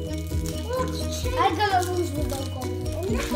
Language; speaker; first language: Russian; early bilingual, heritage; Russian